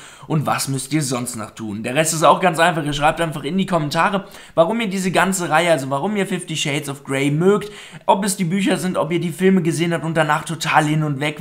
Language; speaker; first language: German; native; German